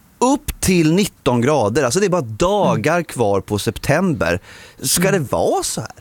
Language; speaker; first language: Swedish; native; Swedish